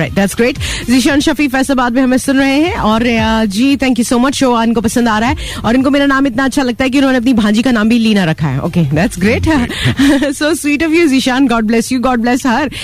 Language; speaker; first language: Urdu; native; Urdu